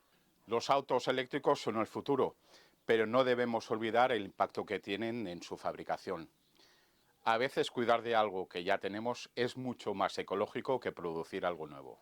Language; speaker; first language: Spanish; native; Spanish